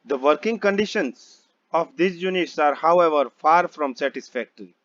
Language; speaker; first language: English; non-native, local second language; Gujarati